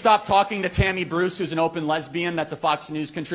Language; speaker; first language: English; native; English